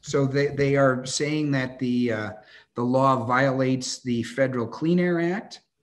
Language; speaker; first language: English; native; English